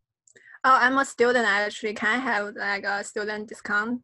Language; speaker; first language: English; non-native, fluent; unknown